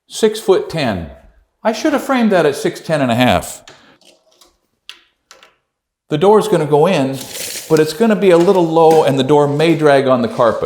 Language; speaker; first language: English; native; English